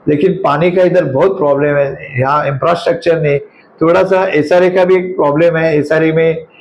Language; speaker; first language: Hindi; non-native, local second language; Marathi